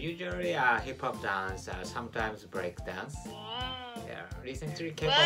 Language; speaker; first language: English; non-native, learner; Japanese